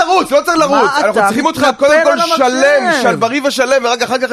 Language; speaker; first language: Hebrew; native; Hebrew